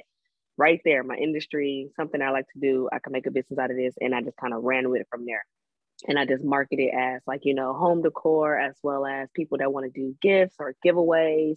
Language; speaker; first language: English; native; English